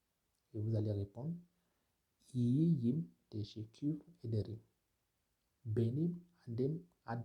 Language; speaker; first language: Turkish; non-native, fluent; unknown